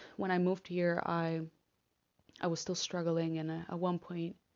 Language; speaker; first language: English; non-native, fluent; Spanish